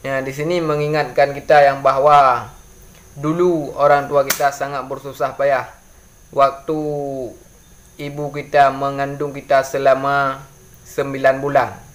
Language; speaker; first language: Malay; non-native, local second language; Achinese